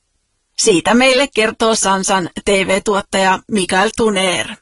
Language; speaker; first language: Finnish; native; Finnish